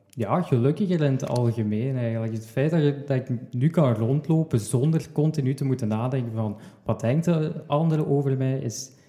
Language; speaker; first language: Dutch; native; Dutch